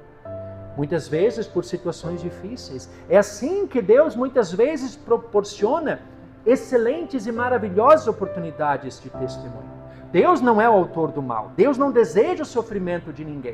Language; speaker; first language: Portuguese; native; Portuguese